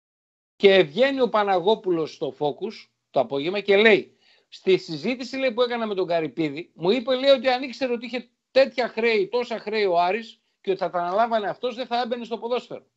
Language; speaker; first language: Greek; native; Greek